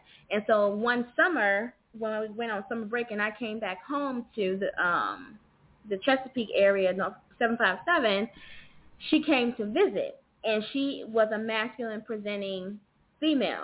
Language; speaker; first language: English; native; English